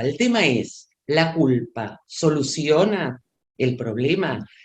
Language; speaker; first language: Spanish; native; Spanish